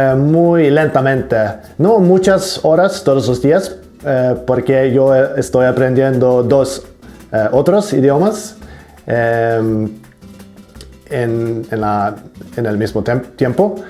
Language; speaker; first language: Spanish; non-native, learner; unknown